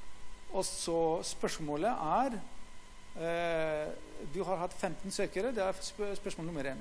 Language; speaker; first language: Norwegian; non-native, fluent; Greek